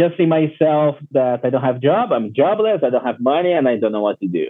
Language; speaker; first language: English; non-native, learner; Portuguese